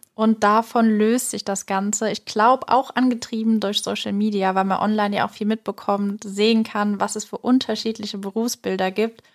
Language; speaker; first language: German; native; German